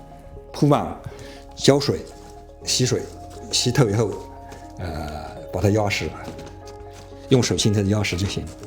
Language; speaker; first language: Chinese; native; Chinese